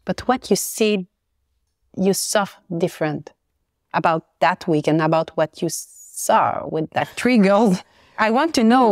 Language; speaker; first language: English; non-native, learner; French